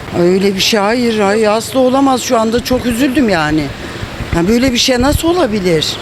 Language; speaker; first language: Turkish; native; Turkish